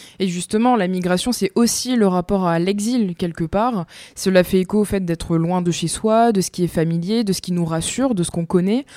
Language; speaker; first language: French; native; French